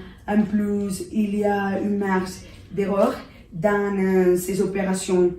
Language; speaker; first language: French; non-native, learner; Spanish